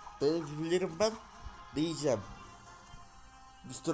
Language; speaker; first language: Turkish; non-native, learner; Russian